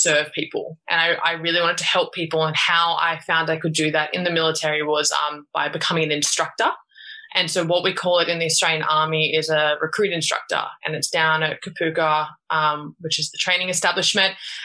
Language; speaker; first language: English; native; English